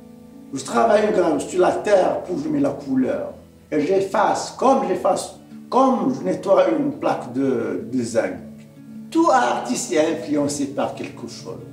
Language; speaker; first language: French; non-native, local second language; Arabic